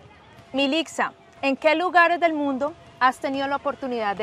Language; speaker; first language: Spanish; native; Spanish